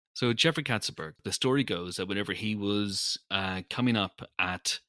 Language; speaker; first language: English; native; English